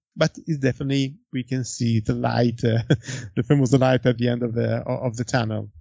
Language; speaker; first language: English; non-native, fluent; Italian